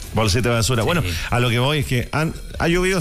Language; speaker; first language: Spanish; native; Spanish